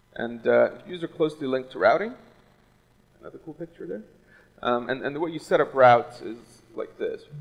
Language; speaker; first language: English; non-native, fluent; Russian